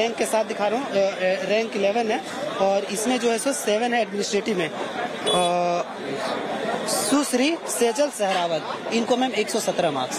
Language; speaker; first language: Hindi; non-native, local second language; Magahi